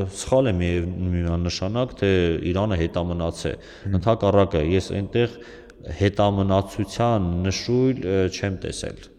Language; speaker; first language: Armenian; native; Armenian